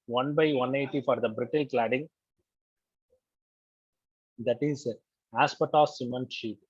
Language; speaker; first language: English; non-native, local second language; Tamil